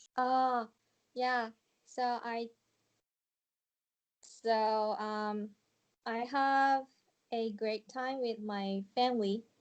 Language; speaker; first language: English; non-native, learner; Japanese